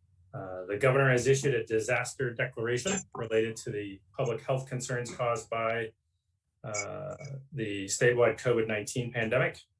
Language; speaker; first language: English; native; English